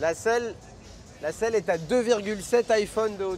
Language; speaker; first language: French; native; French